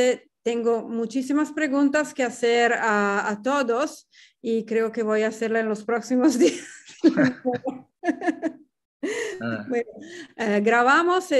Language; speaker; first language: Spanish; non-native, fluent; Italian